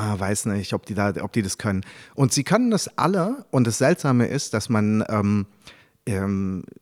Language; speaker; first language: German; early bilingual, other home language; French